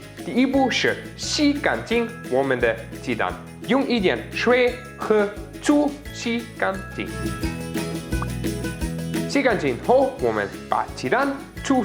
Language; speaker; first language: Chinese; non-native, learner; German